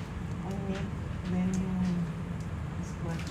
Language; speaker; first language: English; non-native, learner; Spanish